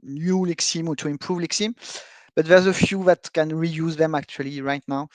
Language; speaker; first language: English; non-native, fluent; French